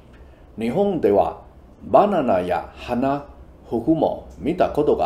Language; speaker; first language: Japanese; non-native, fluent; Chinese